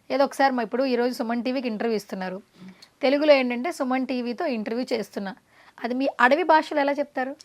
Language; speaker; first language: Telugu; native; Telugu